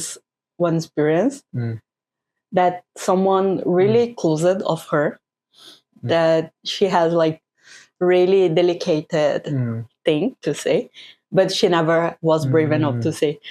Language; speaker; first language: English; non-native, fluent; Portuguese